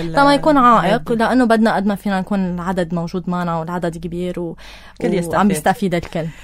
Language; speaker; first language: Arabic; native; Arabic